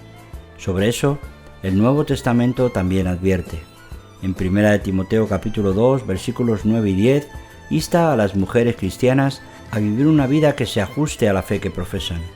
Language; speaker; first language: Spanish; native; Spanish